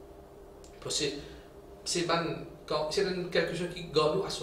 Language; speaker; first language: French; non-native, local second language; Morisyen